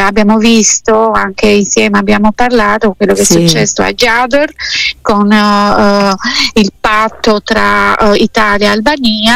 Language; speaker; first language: Italian; non-native, fluent; Albanian